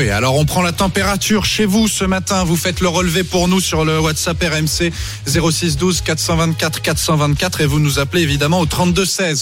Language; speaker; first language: French; native; French